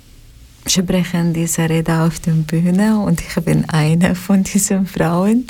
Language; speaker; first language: German; non-native, learner; Arabic